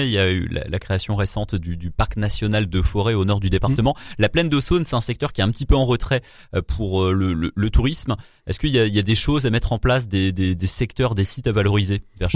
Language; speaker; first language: French; native; French